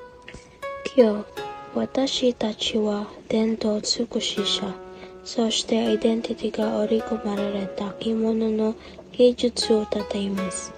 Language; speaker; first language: Japanese; non-native, learner; Filipino